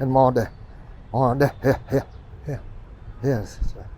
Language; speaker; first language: English; non-native, learner; Vietnamese